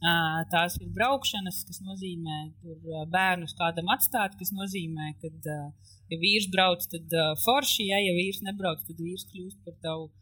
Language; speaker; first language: Latvian; native; Latvian